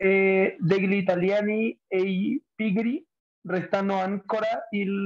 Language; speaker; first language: Italian; non-native, learner; Spanish